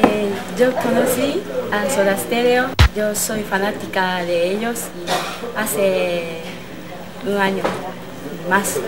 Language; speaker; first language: Spanish; non-native, learner; Japanese